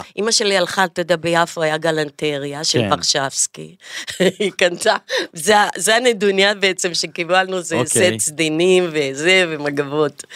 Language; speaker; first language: Hebrew; native; Hebrew